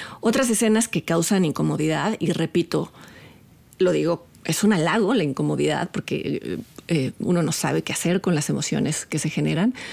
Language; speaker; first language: Spanish; native; Spanish